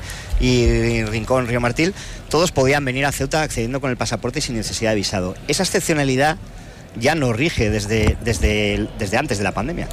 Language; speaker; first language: Spanish; native; Spanish